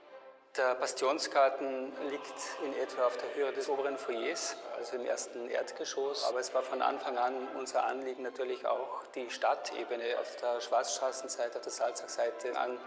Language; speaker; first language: German; native; German